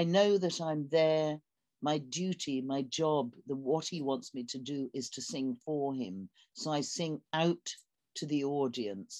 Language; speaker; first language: English; native; English